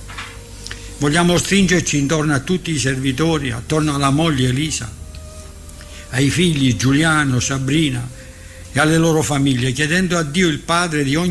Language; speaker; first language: Italian; native; Italian